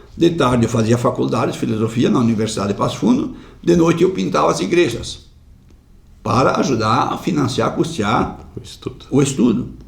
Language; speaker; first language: Portuguese; non-native, local second language; German